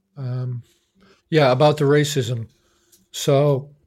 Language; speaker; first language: English; non-native, fluent; Dutch